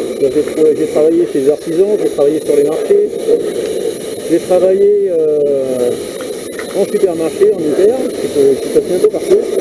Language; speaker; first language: French; native; French